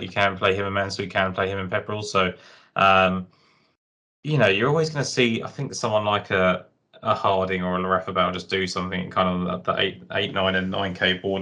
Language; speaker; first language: English; native; English